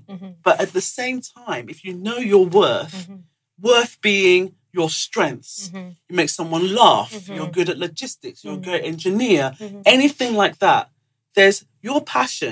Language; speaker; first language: English; non-native, local second language; Yoruba